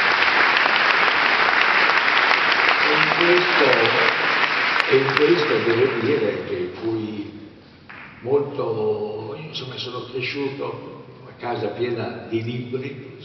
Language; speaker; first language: Italian; native; Italian